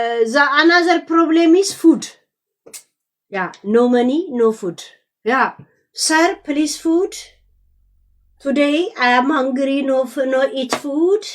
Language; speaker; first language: English; non-native, learner; Amharic